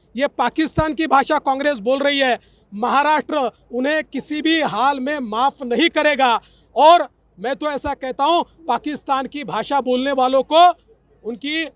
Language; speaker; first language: Hindi; non-native, local second language; Marathi